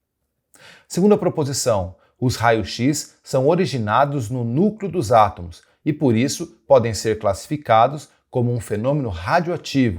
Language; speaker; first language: Portuguese; native; Portuguese